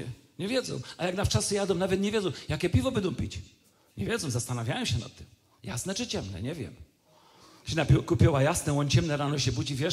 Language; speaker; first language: Polish; native; Polish